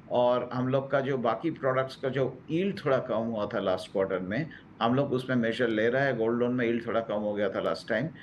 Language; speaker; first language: Hindi; non-native, local second language; Bangla